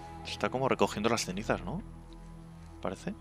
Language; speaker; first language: Spanish; native; Spanish